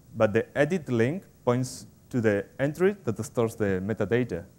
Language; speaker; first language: English; non-native, fluent; Spanish